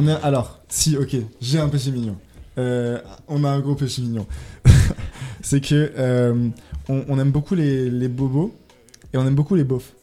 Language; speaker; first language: French; native; French